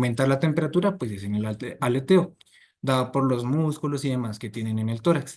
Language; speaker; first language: Spanish; native; Spanish